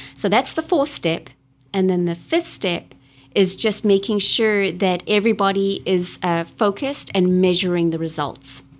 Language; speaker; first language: English; native; English